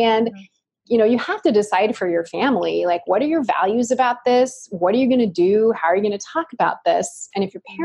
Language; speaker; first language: English; native; English